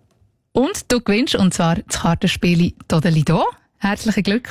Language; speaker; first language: German; native; German